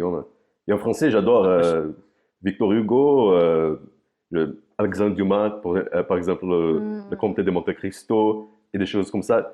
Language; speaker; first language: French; non-native, fluent; Portuguese